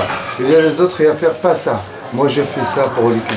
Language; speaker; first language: French; non-native, learner; Arabic